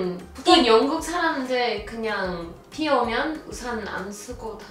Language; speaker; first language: Korean; non-native, fluent; English